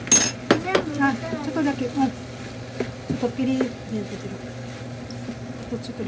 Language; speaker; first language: Japanese; non-native, learner; Cebuano